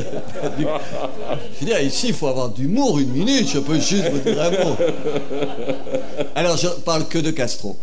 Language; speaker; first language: French; native; French